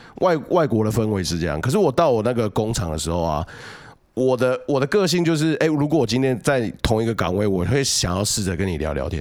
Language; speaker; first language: Chinese; native; Chinese